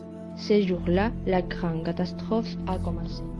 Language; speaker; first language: French; non-native, learner; Spanish